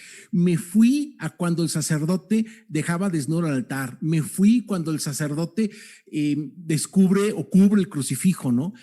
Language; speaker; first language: Spanish; native; Spanish